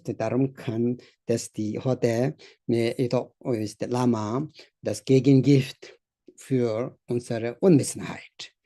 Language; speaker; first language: German; non-native, learner; Tibetan